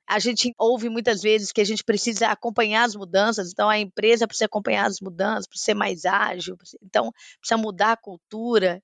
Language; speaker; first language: Portuguese; native; Portuguese